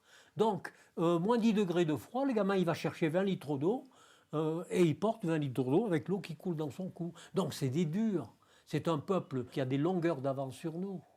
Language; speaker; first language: French; native; French